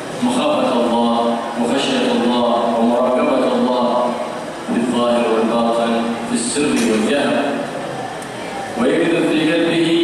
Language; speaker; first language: Arabic; native; Arabic